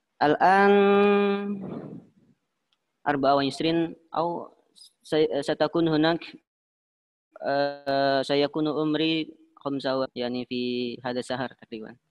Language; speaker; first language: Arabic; non-native, learner; Indonesian